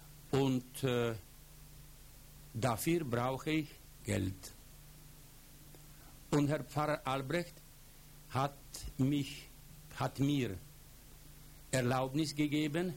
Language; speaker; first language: German; non-native, fluent; Polish